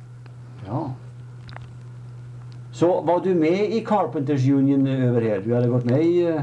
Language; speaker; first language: Swedish; native; Swedish